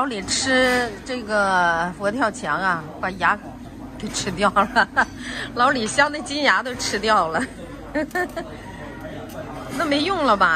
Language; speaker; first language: Chinese; native; Chinese